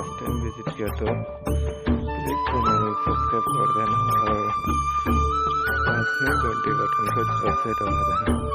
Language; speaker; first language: Hindi; non-native, local second language; Assamese